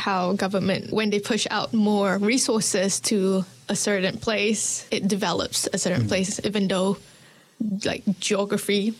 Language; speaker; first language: English; non-native, local second language; Malay